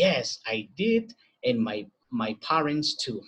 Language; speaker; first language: English; non-native, fluent; Spanish